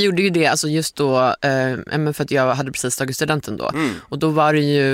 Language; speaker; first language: Swedish; native; Swedish